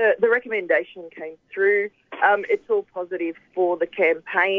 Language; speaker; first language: English; native; English